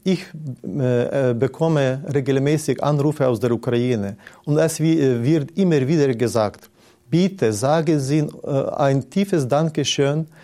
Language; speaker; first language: German; non-native, fluent; Ukrainian